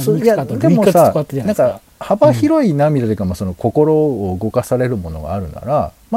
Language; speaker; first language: Japanese; native; Japanese